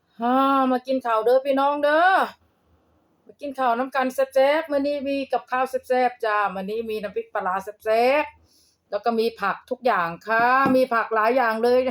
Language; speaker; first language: Thai; non-native, local second language; Lao